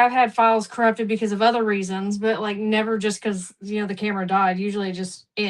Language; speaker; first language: English; native; English